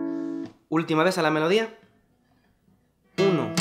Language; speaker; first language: Spanish; native; Spanish